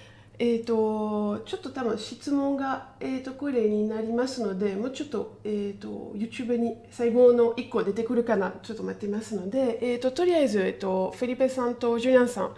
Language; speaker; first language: Japanese; non-native, fluent; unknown